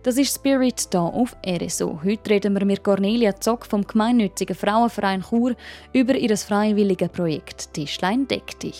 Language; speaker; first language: German; native; German